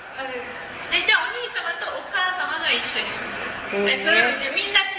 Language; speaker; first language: Japanese; native; Japanese